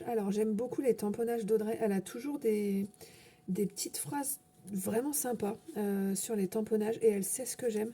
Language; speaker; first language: French; native; French